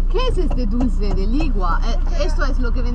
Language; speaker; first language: Spanish; non-native, learner; German